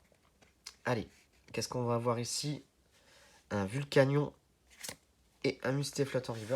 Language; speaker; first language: French; native; French